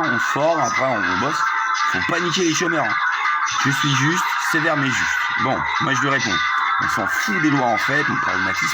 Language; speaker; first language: French; native; French